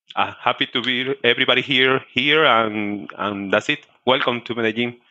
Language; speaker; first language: English; non-native, learner; Spanish